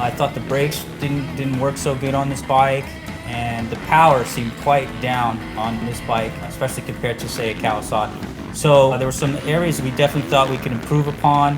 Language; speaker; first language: English; native; English